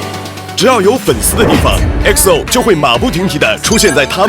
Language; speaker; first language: Chinese; native; Chinese